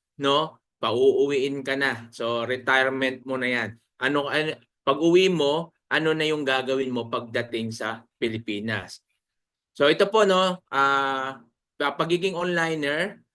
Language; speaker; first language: Filipino; native; Filipino